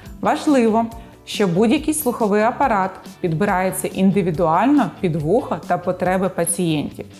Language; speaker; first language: Ukrainian; native; Ukrainian